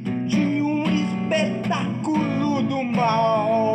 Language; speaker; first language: Portuguese; native; Portuguese